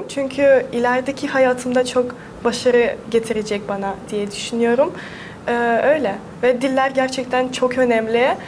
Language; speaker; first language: Turkish; non-native, fluent; Russian